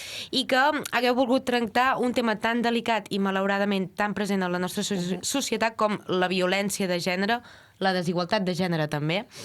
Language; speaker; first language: Catalan; native; Catalan